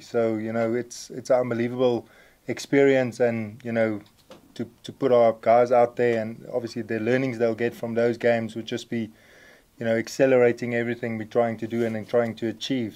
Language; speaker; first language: English; non-native, local second language; Afrikaans